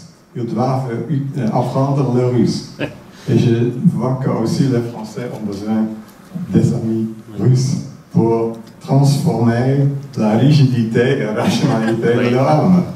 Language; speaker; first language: French; non-native, fluent; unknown